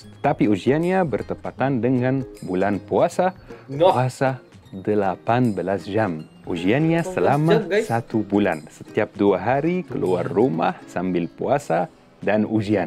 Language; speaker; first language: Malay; non-native, fluent; Arabic